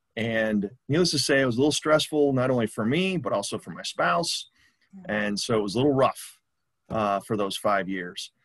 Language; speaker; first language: English; native; English